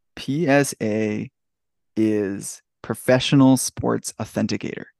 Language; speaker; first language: English; native; English